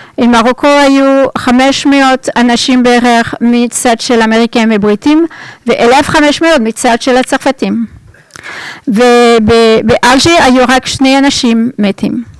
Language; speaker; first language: Hebrew; non-native, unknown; French